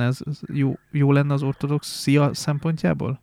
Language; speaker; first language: Hungarian; native; Hungarian